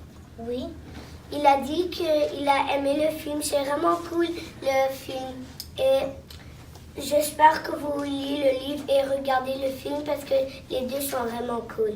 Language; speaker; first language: French; non-native, local second language; English